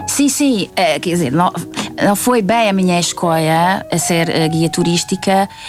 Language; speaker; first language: Portuguese; non-native, fluent; Hungarian